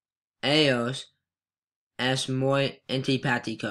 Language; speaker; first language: Spanish; non-native, learner; English